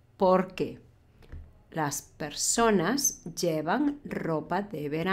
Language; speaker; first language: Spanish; non-native, fluent; English